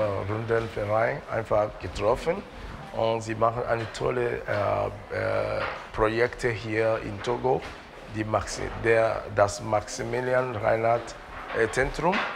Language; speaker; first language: German; non-native, learner; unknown